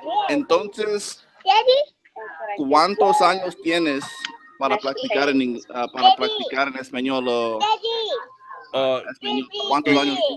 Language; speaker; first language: Spanish; non-native, learner; English